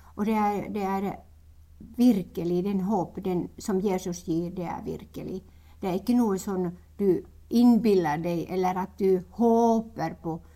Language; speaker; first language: Norwegian; non-native, fluent; Finnish